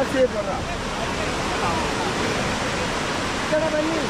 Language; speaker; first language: Tamil; native; Tamil